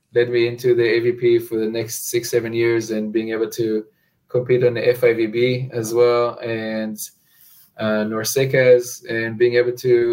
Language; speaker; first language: English; non-native, fluent; Hebrew